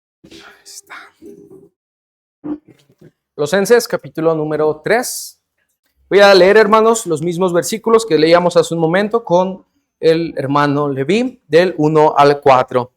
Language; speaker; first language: Spanish; native; Spanish